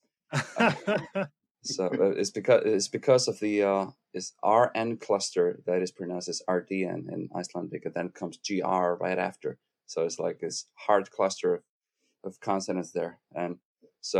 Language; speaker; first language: English; non-native, fluent; Icelandic